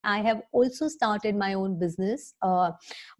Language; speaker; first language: English; non-native, local second language; Hindi